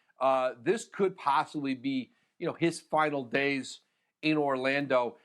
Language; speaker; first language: English; native; English